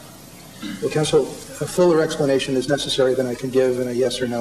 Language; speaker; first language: English; native; English